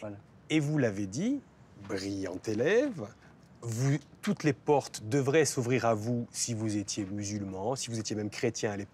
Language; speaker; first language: French; native; French